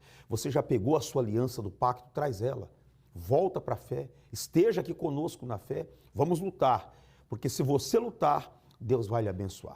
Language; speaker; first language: Portuguese; native; Portuguese